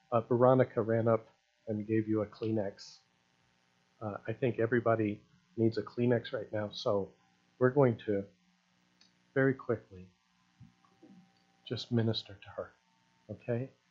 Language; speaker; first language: English; native; English